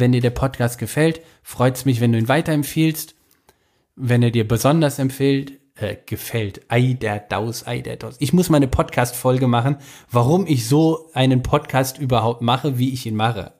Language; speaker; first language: German; native; German